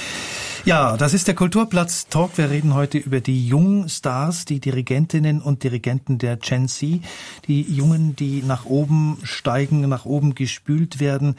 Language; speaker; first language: German; native; German